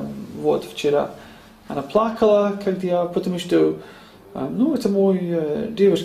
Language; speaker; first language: Russian; non-native, learner; English